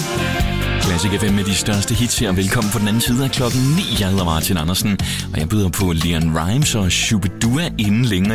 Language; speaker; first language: Danish; native; Danish